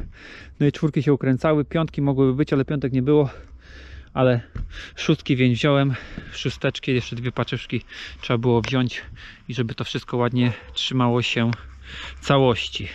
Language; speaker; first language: Polish; native; Polish